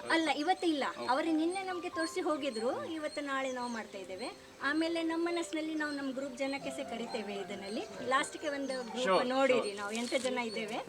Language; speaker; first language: Kannada; non-native, local second language; Gujarati